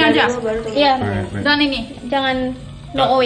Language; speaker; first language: Indonesian; native; Indonesian